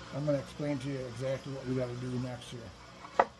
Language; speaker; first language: English; native; English